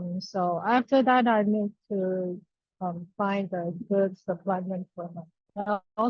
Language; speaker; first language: English; non-native, learner; Chinese